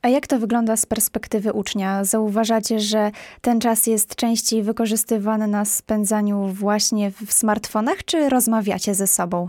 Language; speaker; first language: Polish; native; Polish